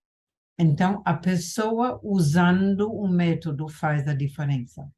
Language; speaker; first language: Portuguese; non-native, fluent; German